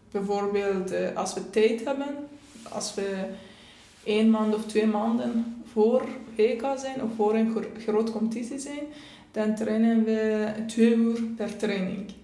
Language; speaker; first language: Dutch; non-native, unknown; Persian